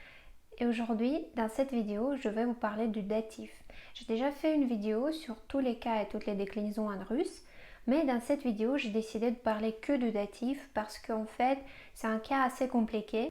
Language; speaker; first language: French; non-native, fluent; Russian